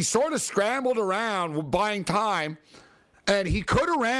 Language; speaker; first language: English; native; English